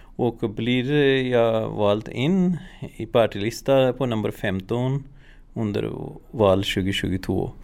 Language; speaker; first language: Swedish; non-native, learner; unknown